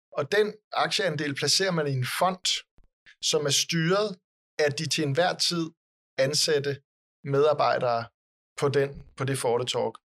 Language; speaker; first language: Danish; native; Danish